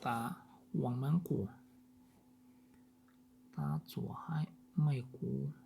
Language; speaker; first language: Chinese; non-native, learner; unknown